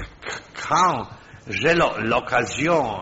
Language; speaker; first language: French; non-native, fluent; Polish